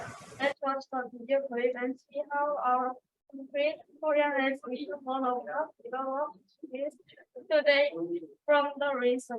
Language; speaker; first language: English; non-native, learner; Korean